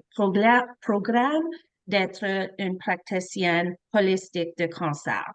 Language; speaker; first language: French; non-native, local second language; English